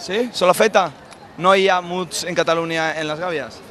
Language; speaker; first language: Catalan; non-native, learner; Spanish